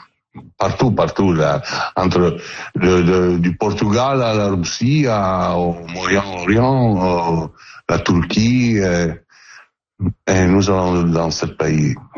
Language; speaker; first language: French; non-native, learner; Italian